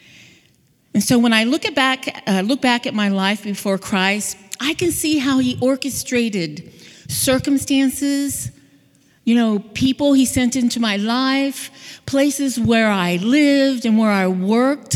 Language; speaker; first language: English; native; English